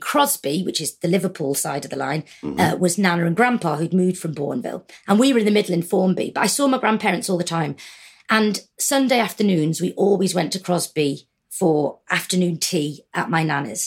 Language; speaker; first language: English; native; English